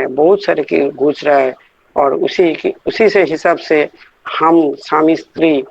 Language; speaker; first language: Hindi; non-native, local second language; Bangla